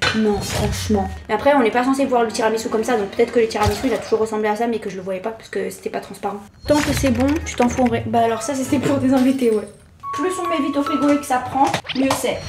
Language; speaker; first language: French; native; French